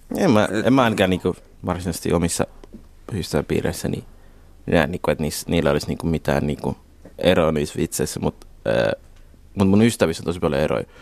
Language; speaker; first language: Finnish; early bilingual, other home language; Somali